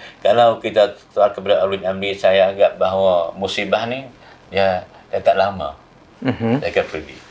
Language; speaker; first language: Malay; non-native, fluent; Thai